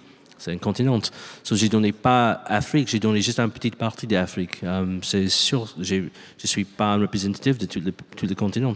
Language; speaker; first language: French; non-native, learner; English